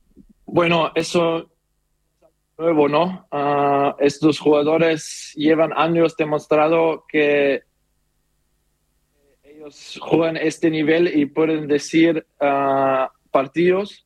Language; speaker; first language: Spanish; non-native, learner; German